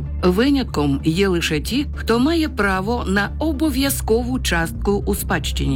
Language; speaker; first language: Ukrainian; native; Ukrainian